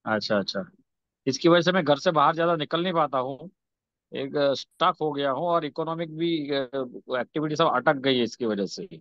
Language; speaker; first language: Hindi; non-native, local second language; Gujarati